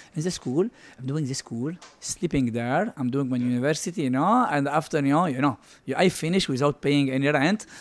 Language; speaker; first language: English; non-native, learner; Arabic